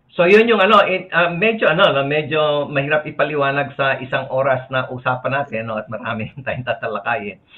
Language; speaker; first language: Filipino; native; Filipino